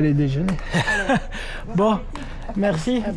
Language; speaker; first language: French; native; French